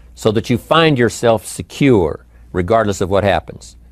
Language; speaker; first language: English; native; English